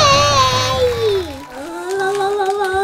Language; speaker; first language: Japanese; native; Japanese